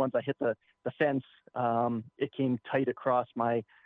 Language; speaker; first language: English; native; English